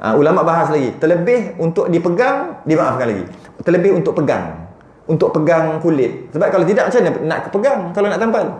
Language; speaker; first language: Malay; native; Malay